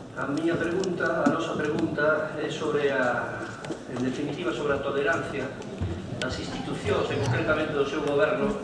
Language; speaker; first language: Galician; non-native, local second language; Spanish